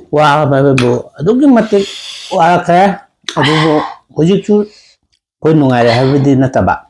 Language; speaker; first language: Manipuri; native; Manipuri